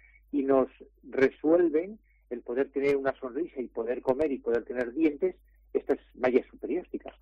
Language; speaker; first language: Spanish; native; Spanish